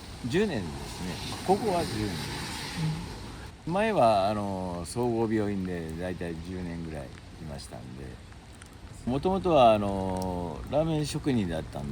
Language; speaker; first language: Japanese; native; Japanese